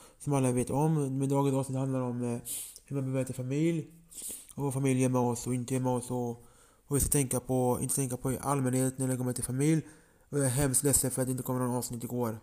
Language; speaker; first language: Swedish; early bilingual, other home language; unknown